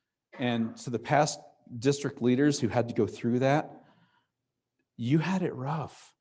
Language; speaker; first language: English; native; English